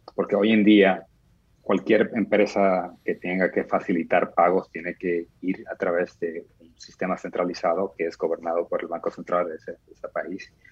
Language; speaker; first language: Spanish; native; Spanish